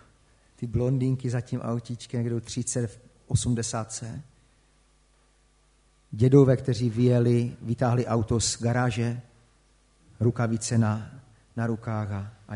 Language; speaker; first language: Czech; native; Czech